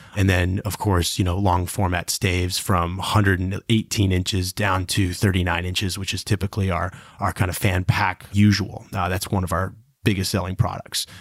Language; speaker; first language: English; native; English